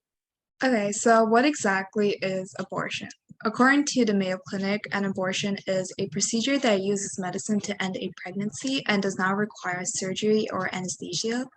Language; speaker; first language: English; native; English